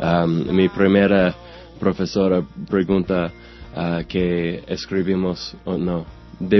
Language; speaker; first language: Spanish; non-native, learner; English